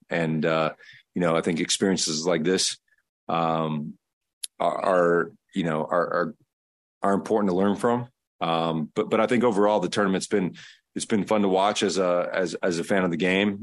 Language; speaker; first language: English; early bilingual, other home language; Spanish